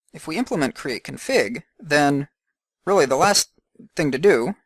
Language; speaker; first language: English; native; English